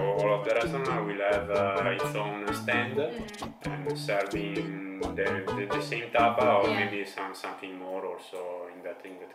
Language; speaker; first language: English; non-native, fluent; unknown